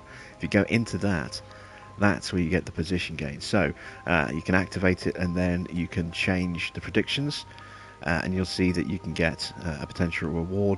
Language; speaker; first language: English; native; English